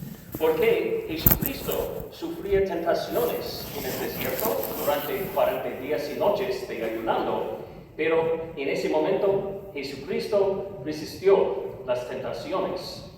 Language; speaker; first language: Spanish; non-native, learner; English